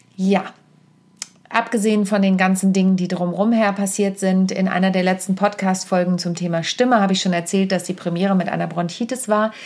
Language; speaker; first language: German; native; German